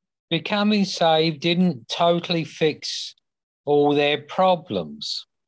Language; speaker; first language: English; native; English